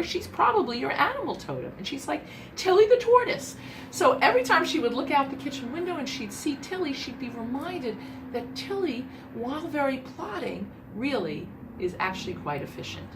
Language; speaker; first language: English; native; English